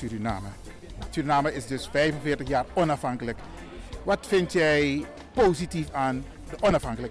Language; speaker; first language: Dutch; native; Dutch